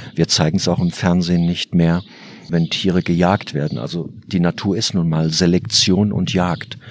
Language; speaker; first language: German; native; German